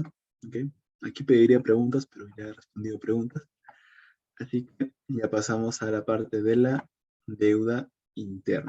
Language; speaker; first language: Spanish; native; Spanish